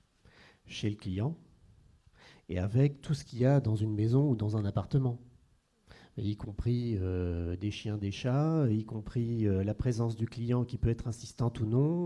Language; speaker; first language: French; native; French